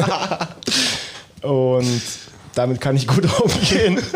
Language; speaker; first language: German; native; German